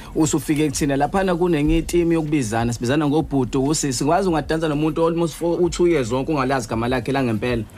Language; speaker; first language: Zulu; native; Zulu